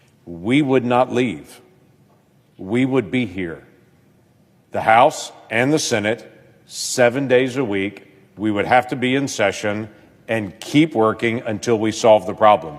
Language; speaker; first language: English; native; English